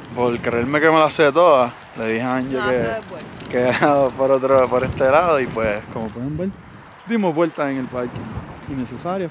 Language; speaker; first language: Spanish; native; Spanish